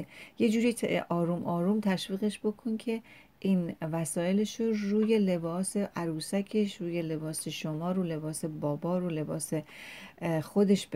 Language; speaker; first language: Persian; native; Persian